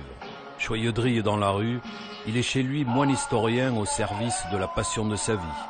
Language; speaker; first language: French; native; French